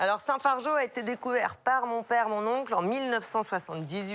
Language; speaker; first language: French; native; French